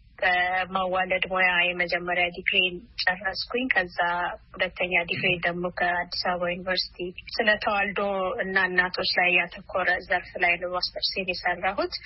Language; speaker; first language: Amharic; non-native, local second language; Oromo